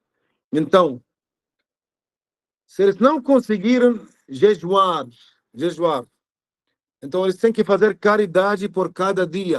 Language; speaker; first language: Portuguese; non-native, fluent; Arabic